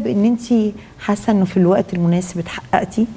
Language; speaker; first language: Arabic; native; Arabic